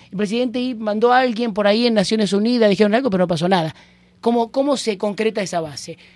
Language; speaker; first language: Spanish; native; Spanish